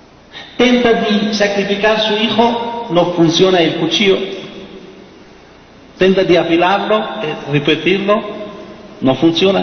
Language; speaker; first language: Spanish; non-native, fluent; Persian